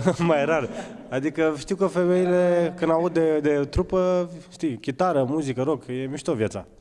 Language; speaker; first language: Romanian; native; Romanian